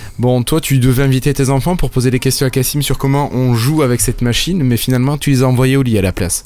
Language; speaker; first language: French; native; French